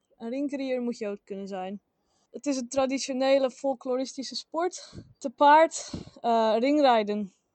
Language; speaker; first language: Dutch; native; Dutch